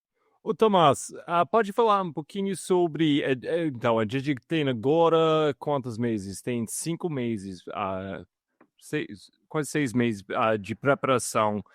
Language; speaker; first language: Portuguese; non-native, fluent; English